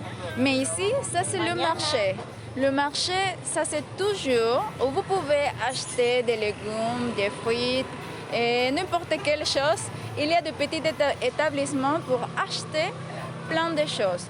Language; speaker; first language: French; non-native, fluent; Spanish